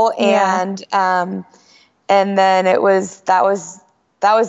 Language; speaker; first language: English; native; English